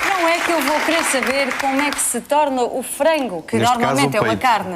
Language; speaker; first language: Portuguese; native; Portuguese